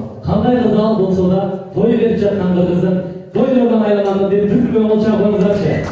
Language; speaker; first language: Kyrgyz; native; Kyrgyz